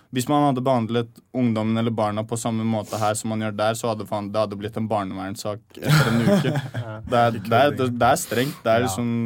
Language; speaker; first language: Norwegian; early bilingual, other home language; Chechen